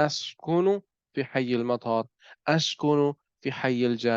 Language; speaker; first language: Arabic; non-native, fluent; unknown